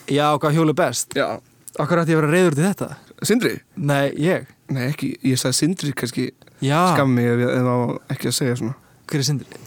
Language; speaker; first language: Icelandic; early bilingual, heritage; Icelandic